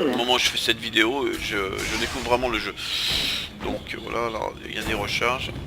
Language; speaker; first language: French; native; French